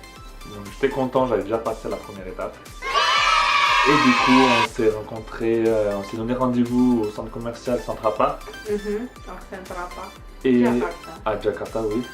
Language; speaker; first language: French; native; French